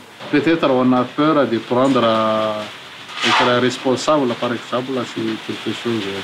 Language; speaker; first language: French; non-native, local second language; Malagasy